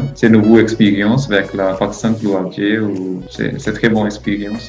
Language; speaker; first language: French; non-native, learner; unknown